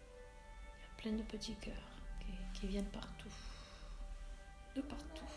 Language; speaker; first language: French; native; French